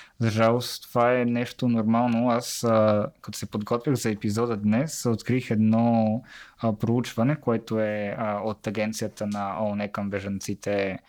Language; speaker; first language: Bulgarian; native; Bulgarian